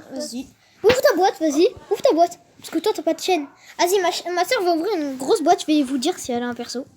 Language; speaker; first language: French; native; French